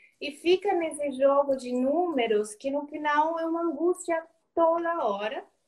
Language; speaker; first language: Portuguese; non-native, fluent; Spanish